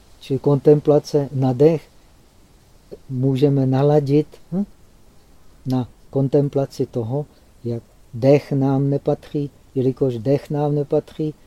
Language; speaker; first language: Czech; native; Czech